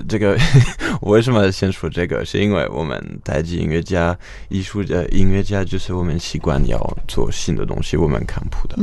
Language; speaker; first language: Chinese; non-native, fluent; French